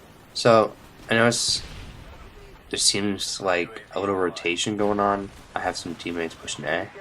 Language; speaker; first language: English; native; English